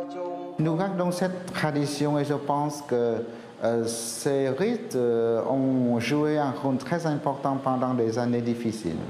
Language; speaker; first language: French; non-native, fluent; Vietnamese